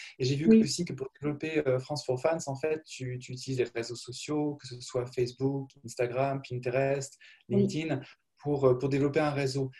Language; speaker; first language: French; native; French